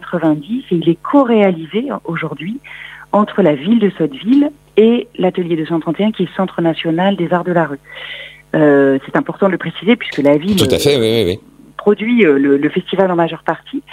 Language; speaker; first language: French; native; French